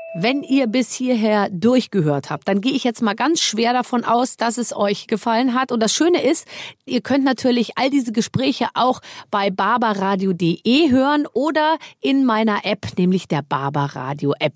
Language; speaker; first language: German; native; German